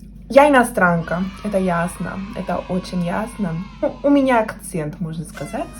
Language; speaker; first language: Russian; non-native, fluent; Spanish